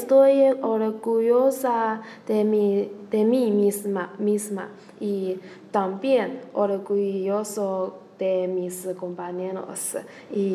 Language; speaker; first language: Spanish; non-native, learner; Chinese